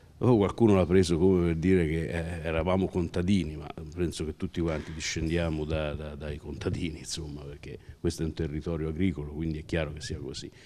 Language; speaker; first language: Italian; native; Italian